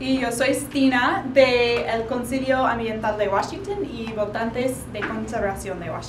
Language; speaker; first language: Spanish; non-native, learner; English